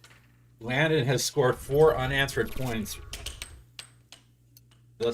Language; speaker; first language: English; native; English